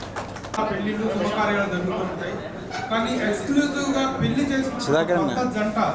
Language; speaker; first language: Telugu; native; Telugu